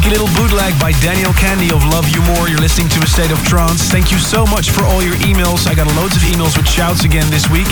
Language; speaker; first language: English; non-native, fluent; Dutch